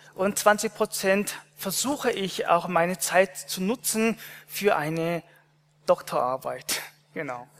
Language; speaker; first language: German; non-native, fluent; Korean